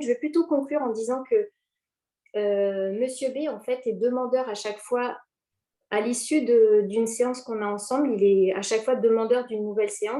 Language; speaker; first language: French; native; French